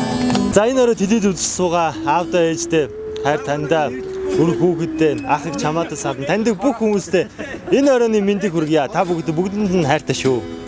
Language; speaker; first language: Mongolian; native; Mongolian